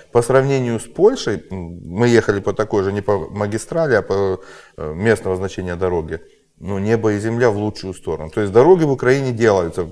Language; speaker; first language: Russian; native; Russian